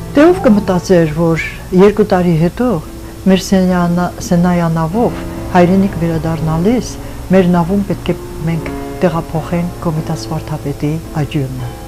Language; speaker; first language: Armenian; early bilingual, other home language; French